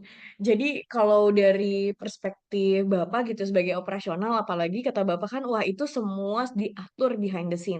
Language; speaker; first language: Indonesian; native; Indonesian